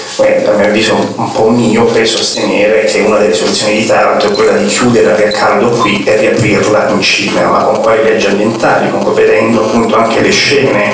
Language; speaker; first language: Italian; native; Italian